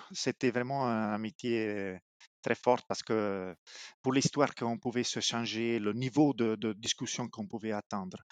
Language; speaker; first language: French; non-native, fluent; Italian